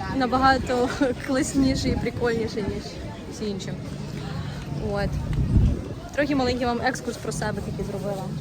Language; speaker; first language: Ukrainian; non-native, local second language; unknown